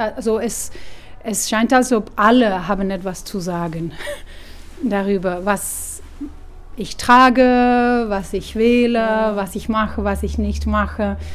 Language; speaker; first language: German; non-native, fluent; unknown